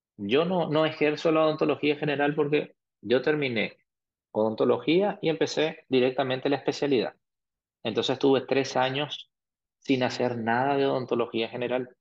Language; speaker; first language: Spanish; early bilingual, other home language; Arabic